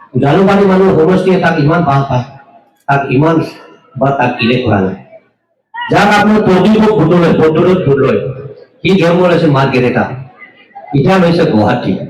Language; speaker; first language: Assamese; non-native, local second language; Nyishi